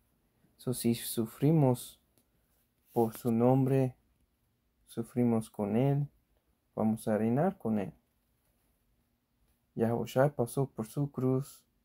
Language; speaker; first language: Spanish; early bilingual, heritage; Spanish